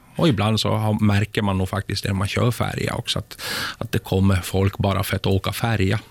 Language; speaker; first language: Swedish; native; Swedish